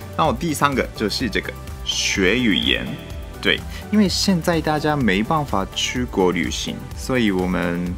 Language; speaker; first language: Chinese; non-native, fluent; Japanese